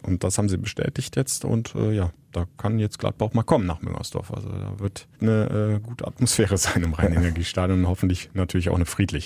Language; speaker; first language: German; native; German